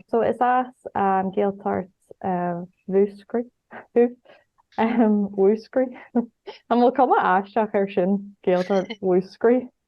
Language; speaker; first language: Irish; non-native, local second language; English